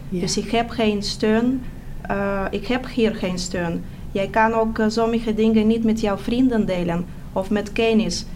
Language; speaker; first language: Dutch; non-native, fluent; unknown